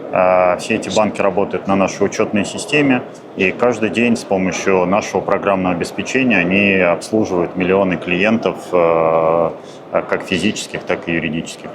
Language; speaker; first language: Russian; native; Russian